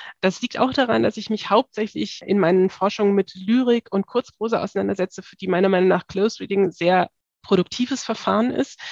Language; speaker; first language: German; native; German